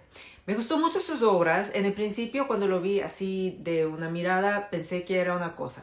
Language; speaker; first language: Spanish; non-native, fluent; Korean